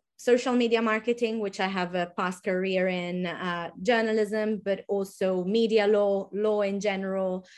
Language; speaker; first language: English; non-native, fluent; Italian